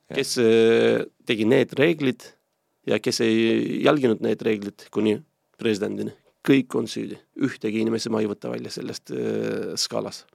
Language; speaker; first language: Estonian; non-native, fluent; Turkish